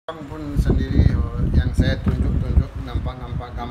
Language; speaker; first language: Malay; non-native, learner; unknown